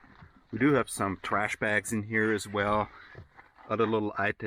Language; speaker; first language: English; non-native, fluent; German